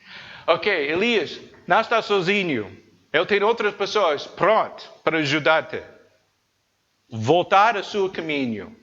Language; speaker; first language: Portuguese; non-native, learner; English